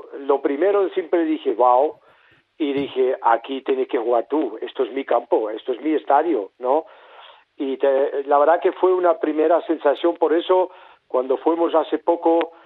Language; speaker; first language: Spanish; non-native, fluent; German